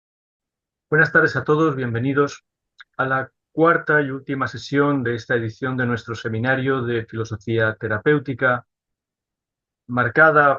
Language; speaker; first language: Spanish; native; Spanish